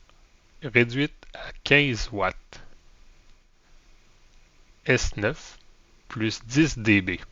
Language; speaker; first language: French; native; French